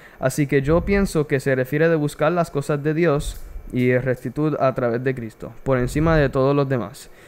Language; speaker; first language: Spanish; early bilingual, heritage; Spanish